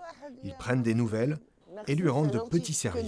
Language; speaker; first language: French; native; French